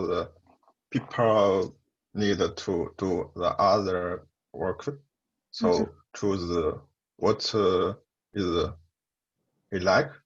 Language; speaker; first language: English; non-native, learner; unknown